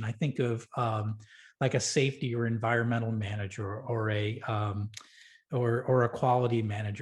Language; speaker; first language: English; native; English